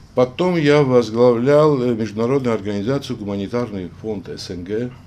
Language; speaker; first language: Russian; non-native, local second language; Armenian